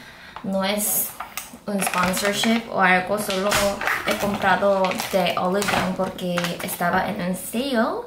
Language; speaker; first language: Spanish; non-native, fluent; Korean